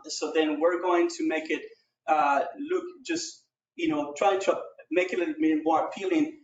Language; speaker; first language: English; non-native, fluent; Spanish